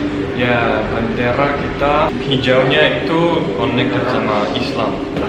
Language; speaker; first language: Indonesian; non-native, fluent; Turkmen